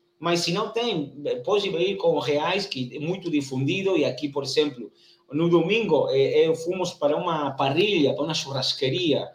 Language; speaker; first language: Portuguese; non-native, learner; Spanish